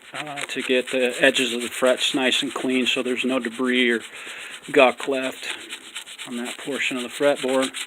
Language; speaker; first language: English; native; English